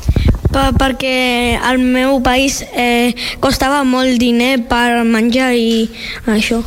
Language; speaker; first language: Catalan; early bilingual, other home language; Georgian